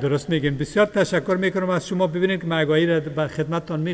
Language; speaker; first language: Persian; native; Persian